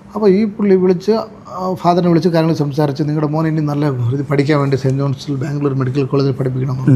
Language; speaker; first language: Malayalam; early bilingual, heritage; Malayalam